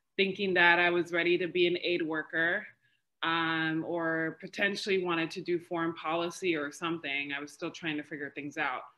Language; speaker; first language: English; native; English